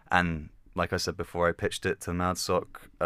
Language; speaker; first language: English; native; English